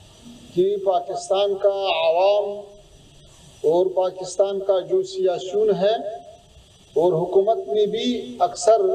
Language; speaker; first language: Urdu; non-native, fluent; Pashto